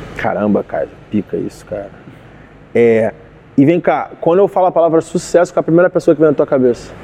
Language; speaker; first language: Portuguese; native; Portuguese